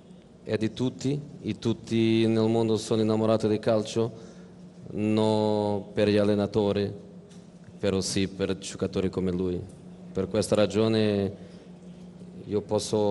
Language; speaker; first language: Italian; non-native, fluent; Portuguese